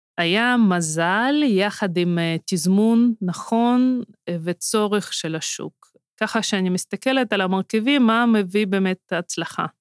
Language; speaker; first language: Hebrew; non-native, fluent; Russian